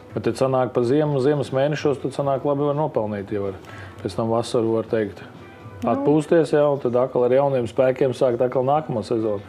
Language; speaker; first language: Latvian; native; Latvian